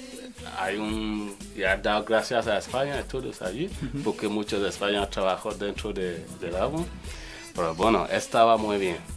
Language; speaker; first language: Spanish; non-native, learner; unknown